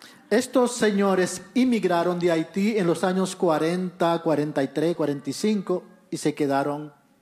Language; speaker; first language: Spanish; early bilingual, other home language; Haitian Creole